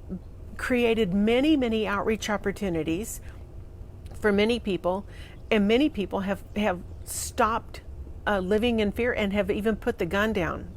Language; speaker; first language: English; native; English